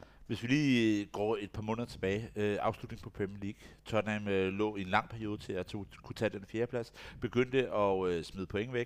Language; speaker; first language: Danish; native; Danish